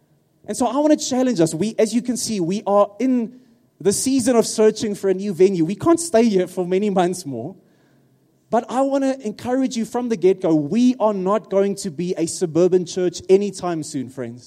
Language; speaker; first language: English; non-native, local second language; Afrikaans